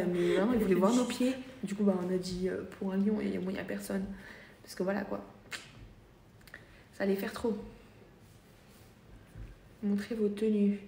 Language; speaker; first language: French; native; French